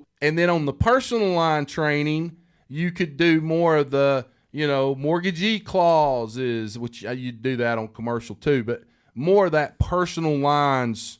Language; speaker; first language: English; native; English